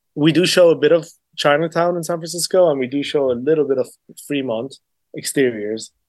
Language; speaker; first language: English; native; English